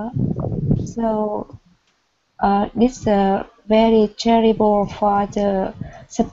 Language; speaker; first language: English; non-native, learner; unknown